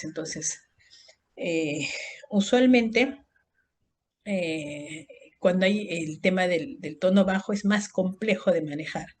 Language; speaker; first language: Spanish; native; Spanish